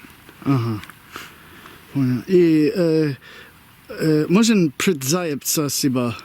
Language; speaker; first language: Russian; non-native, learner; English